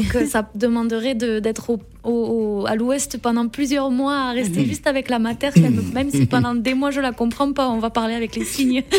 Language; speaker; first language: French; native; French